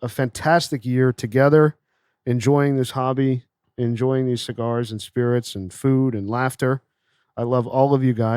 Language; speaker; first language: English; native; English